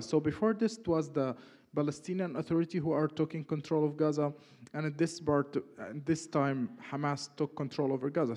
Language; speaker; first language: English; non-native, fluent; Arabic